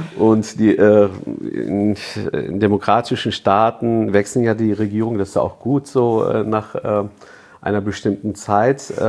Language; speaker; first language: German; early bilingual, other home language; Turkish